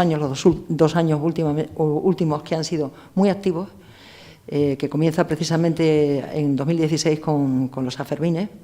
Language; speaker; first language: Spanish; native; Spanish